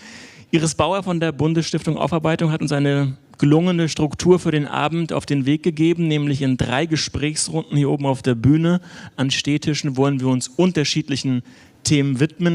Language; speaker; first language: German; native; German